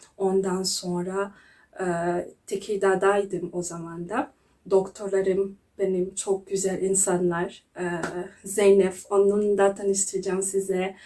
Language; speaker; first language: Turkish; non-native, learner; Kinyarwanda